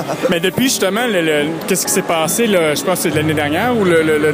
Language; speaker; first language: French; native; French